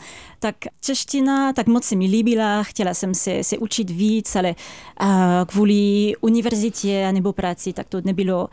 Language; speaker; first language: Czech; non-native, fluent; French